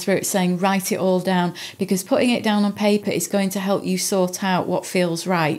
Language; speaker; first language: English; native; English